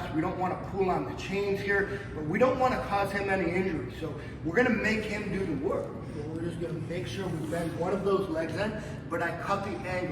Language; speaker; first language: English; native; English